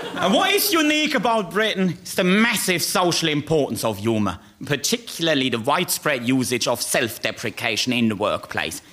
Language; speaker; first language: English; non-native, fluent; German